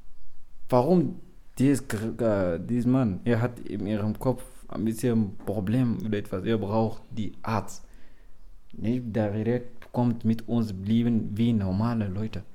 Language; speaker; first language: German; non-native, learner; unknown